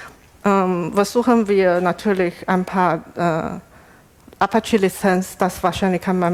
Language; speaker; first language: German; non-native, learner; Chinese